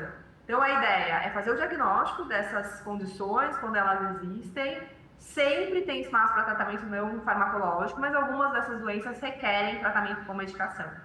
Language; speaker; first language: Portuguese; native; Portuguese